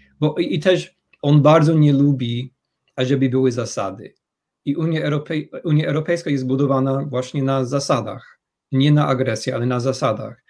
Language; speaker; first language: Polish; non-native, fluent; English